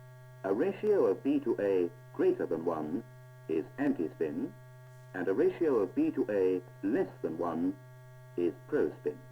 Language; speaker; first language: English; native; English